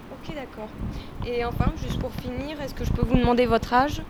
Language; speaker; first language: French; native; French